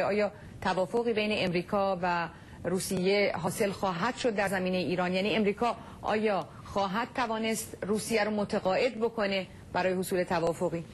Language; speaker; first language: Persian; native; Persian